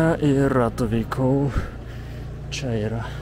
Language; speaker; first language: Lithuanian; non-native, fluent; Japanese